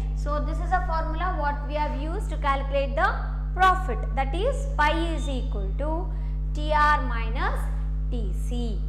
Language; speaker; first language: English; non-native, local second language; Kannada